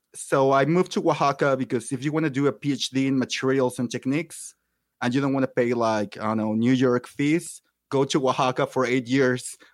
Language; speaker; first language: English; non-native, fluent; Spanish